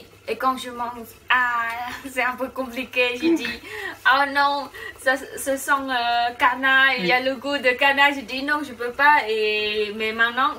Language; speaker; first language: French; non-native, learner; Khmer